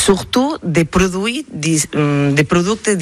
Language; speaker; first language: French; non-native, learner; Catalan